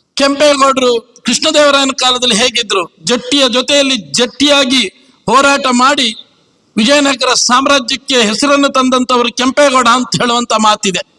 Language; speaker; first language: Kannada; native; Kannada